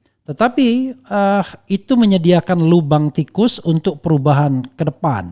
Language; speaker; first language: Indonesian; native; Indonesian